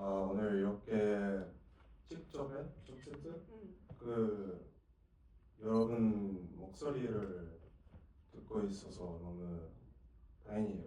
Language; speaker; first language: Korean; non-native, learner; Japanese